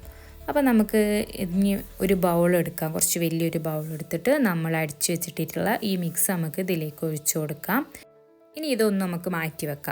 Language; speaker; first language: Malayalam; native; Malayalam